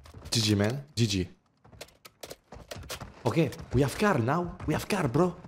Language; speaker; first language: English; non-native, learner; French